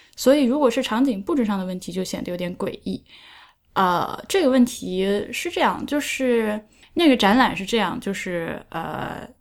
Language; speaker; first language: Chinese; native; Chinese